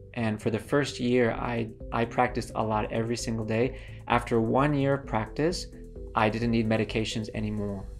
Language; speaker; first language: English; native; English